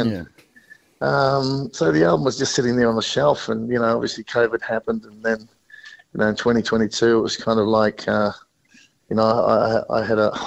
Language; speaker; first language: English; native; English